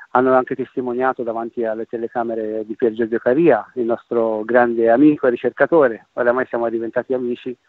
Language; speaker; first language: Italian; native; Italian